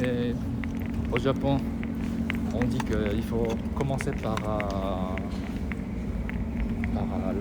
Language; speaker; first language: French; non-native, learner; Japanese